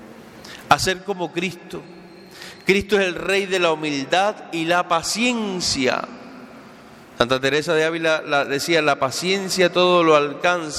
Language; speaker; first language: Spanish; native; Spanish